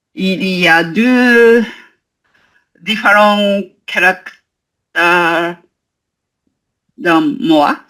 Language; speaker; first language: French; non-native, learner; Japanese